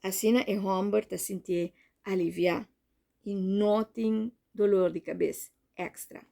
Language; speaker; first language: Portuguese; non-native, learner; Papiamento